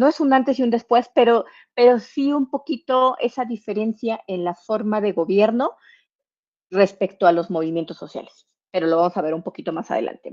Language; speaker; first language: Spanish; native; Spanish